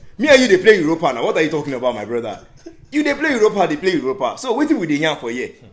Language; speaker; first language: Nigerian Pidgin; non-native, local second language; Yoruba